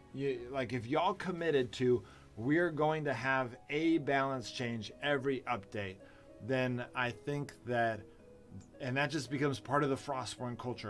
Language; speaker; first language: English; native; English